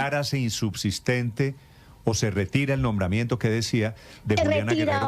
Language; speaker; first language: Spanish; native; Spanish